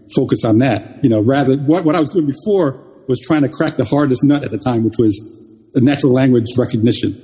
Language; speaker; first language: English; early bilingual, other home language; Jamaican Creole English